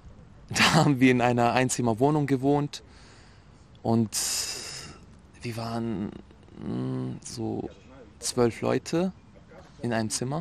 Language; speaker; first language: German; non-native, fluent; Arabic